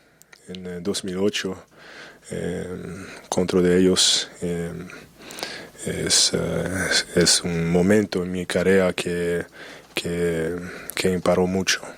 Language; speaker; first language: Spanish; non-native, fluent; English